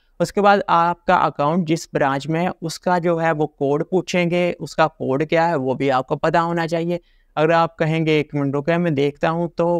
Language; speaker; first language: Urdu; non-native, local second language; Punjabi